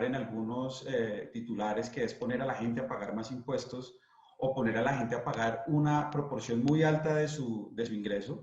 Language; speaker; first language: Spanish; native; Spanish